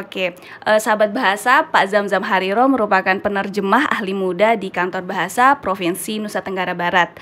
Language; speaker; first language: Indonesian; native; Indonesian